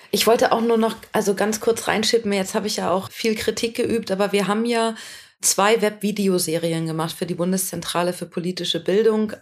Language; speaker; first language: German; native; German